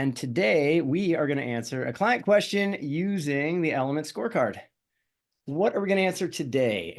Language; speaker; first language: English; native; English